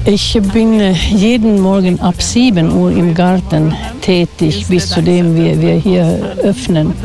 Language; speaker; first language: German; non-native, learner; Swedish